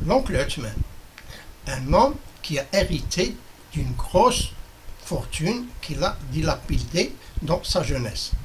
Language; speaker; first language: French; non-native, local second language; Arabic